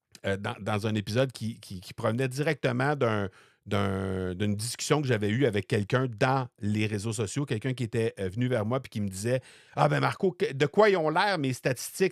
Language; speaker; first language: French; native; French